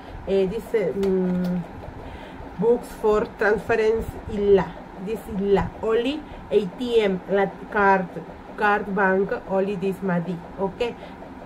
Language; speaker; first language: English; non-native, learner; Spanish